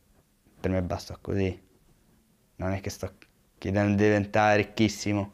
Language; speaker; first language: Italian; early bilingual, other home language; Arabic